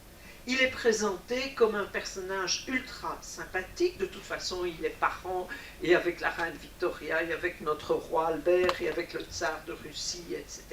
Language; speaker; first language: French; native; French